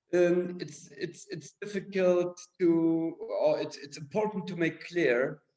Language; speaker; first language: English; non-native, fluent; German